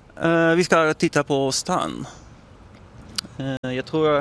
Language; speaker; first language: Swedish; non-native, fluent; Dutch